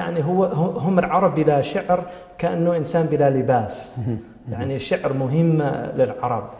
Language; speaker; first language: Arabic; non-native, fluent; English